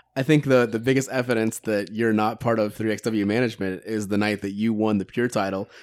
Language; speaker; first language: English; native; English